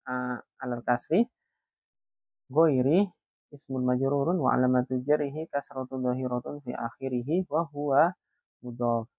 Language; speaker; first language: Arabic; non-native, learner; Indonesian